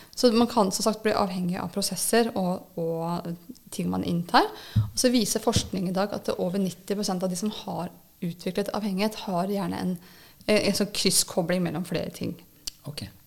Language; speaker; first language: Norwegian; native; Norwegian